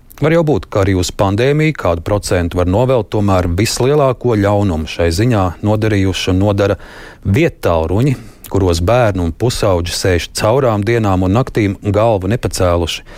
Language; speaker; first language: Latvian; native; Latvian